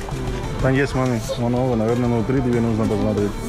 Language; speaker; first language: Russian; non-native, learner; Spanish